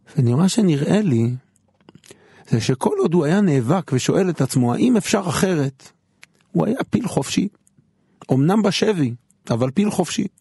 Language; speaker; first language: Hebrew; native; Hebrew